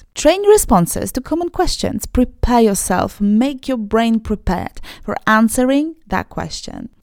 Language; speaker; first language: English; non-native, fluent; Polish